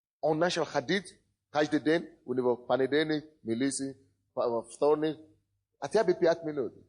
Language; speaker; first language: Russian; non-native, fluent; Yoruba